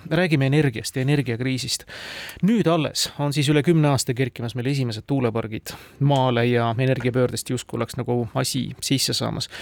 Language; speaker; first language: Estonian; native; Estonian